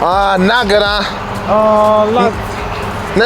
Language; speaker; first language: Chinese; non-native, learner; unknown